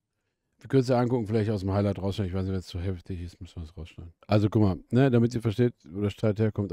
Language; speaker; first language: German; native; German